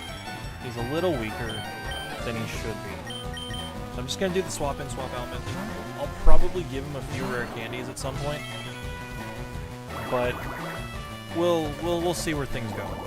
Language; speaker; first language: English; native; English